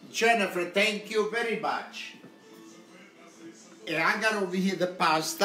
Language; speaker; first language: English; non-native, local second language; Italian